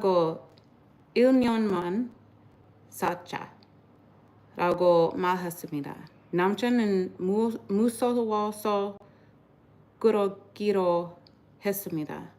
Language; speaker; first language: Korean; non-native, learner; English